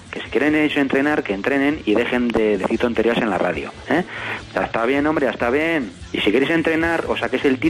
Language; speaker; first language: Spanish; native; Spanish